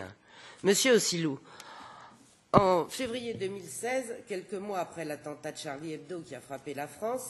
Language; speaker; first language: French; native; French